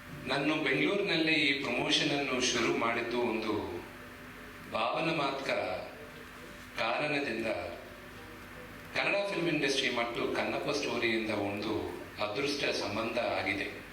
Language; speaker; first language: Kannada; non-native, local second language; Telugu